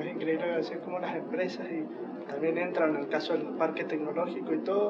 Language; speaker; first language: Spanish; non-native, fluent; German